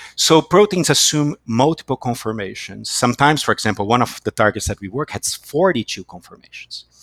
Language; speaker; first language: English; non-native, fluent; Portuguese